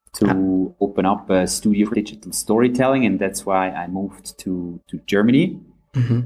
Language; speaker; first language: English; non-native, fluent; German